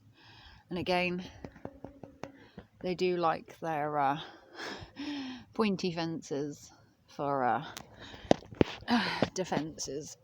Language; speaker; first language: English; native; English